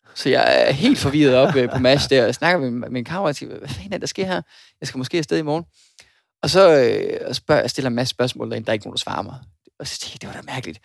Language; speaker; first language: Danish; native; Danish